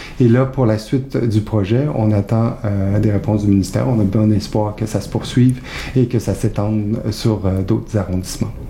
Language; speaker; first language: French; native; French